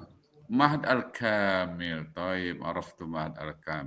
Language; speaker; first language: Arabic; non-native, fluent; Indonesian